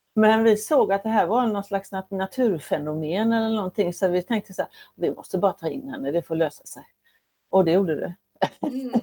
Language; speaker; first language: Swedish; native; Swedish